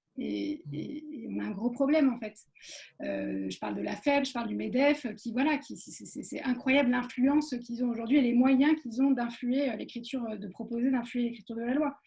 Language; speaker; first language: French; native; French